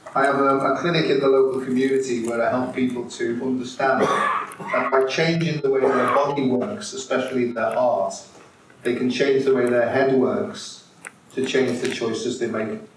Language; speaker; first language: English; native; English